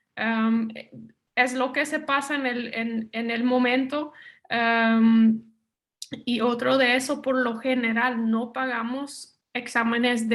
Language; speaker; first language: Spanish; non-native, fluent; Dutch